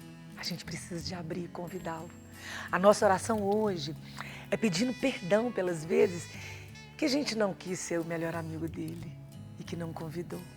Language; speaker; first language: Portuguese; native; Portuguese